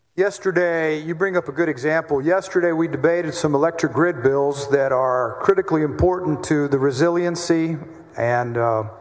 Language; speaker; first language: English; native; English